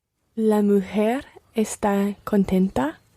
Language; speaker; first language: Spanish; non-native, learner; English